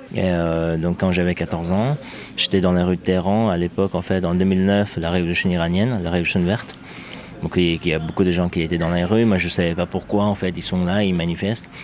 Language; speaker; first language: French; non-native, fluent; Persian